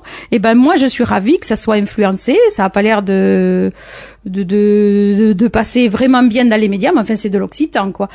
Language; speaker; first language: French; native; French